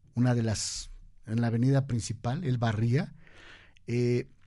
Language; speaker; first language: Spanish; native; Spanish